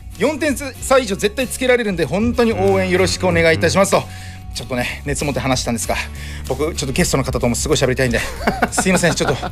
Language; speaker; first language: Japanese; native; Japanese